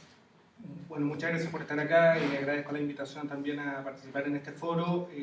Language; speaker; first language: Spanish; native; Spanish